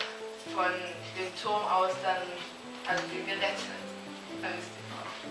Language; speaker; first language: German; native; German